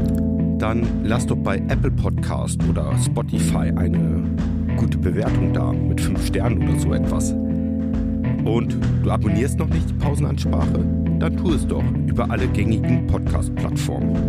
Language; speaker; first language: German; native; German